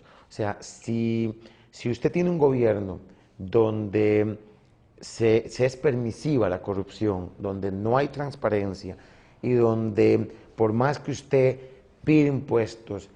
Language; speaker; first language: Spanish; native; Spanish